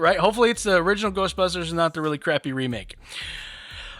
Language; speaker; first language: English; native; English